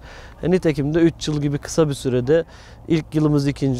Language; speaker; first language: Turkish; native; Turkish